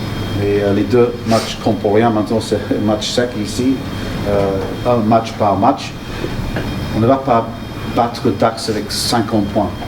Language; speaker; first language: French; non-native, fluent; English